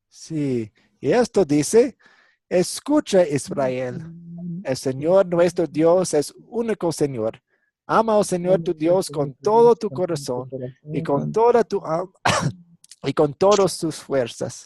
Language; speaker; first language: Spanish; non-native, fluent; English